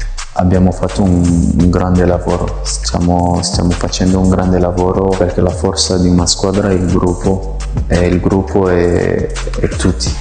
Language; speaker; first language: Italian; non-native, fluent; French